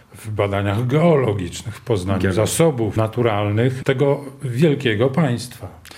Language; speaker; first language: Polish; native; Polish